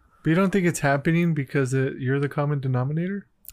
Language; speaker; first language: English; early bilingual, other home language; Spanish